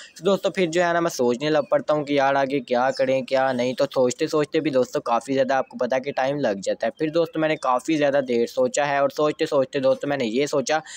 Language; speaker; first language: Urdu; native; Urdu